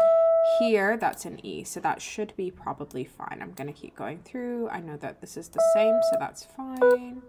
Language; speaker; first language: English; native; English